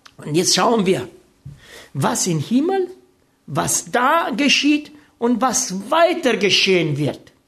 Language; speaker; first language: German; non-native, fluent; Romanian